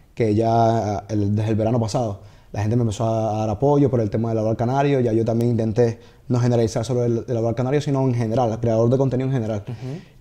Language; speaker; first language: Spanish; native; Spanish